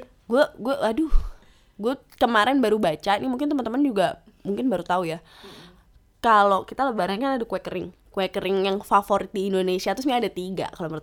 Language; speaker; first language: Indonesian; native; Indonesian